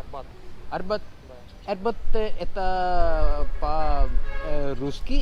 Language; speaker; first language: Russian; non-native, learner; Urdu